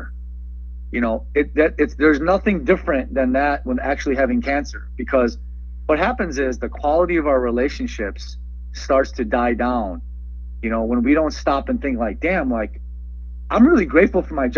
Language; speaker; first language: English; early bilingual, other home language; Persian